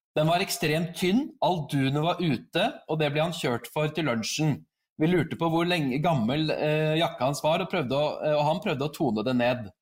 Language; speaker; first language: Norwegian; native; Norwegian